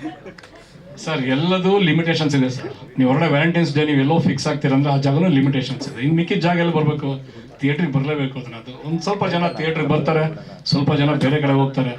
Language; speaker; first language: Kannada; native; Kannada